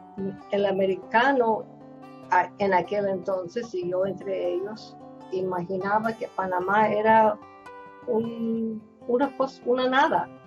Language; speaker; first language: Spanish; non-native, fluent; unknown